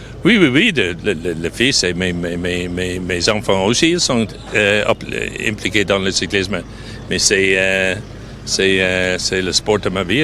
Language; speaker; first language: French; non-native, fluent; English